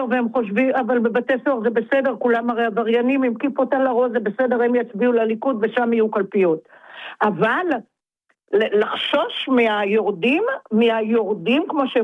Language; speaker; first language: Hebrew; native; Hebrew